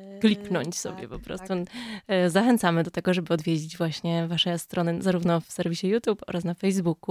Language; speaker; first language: Polish; native; Polish